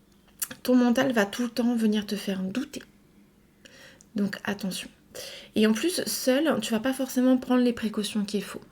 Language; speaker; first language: French; native; French